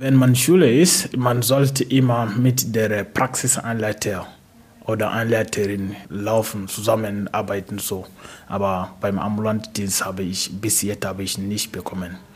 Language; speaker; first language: German; non-native, learner; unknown